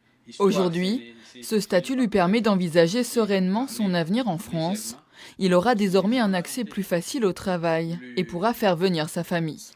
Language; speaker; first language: French; native; French